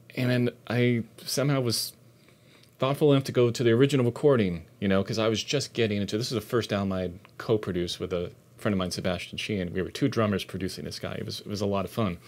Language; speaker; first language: English; native; English